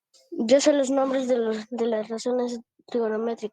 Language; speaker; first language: Spanish; native; Spanish